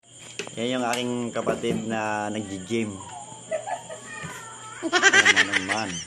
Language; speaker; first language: Filipino; native; Filipino